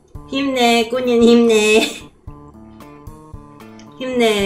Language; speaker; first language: Korean; non-native, learner; Cantonese